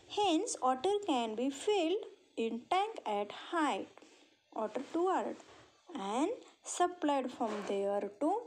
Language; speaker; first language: English; non-native, local second language; Marathi